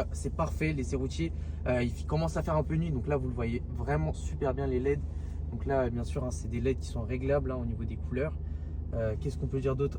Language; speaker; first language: French; native; French